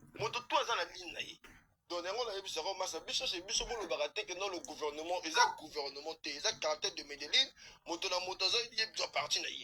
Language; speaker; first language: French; non-native, local second language; Lingala